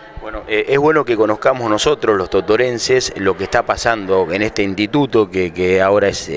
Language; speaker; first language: Spanish; native; Spanish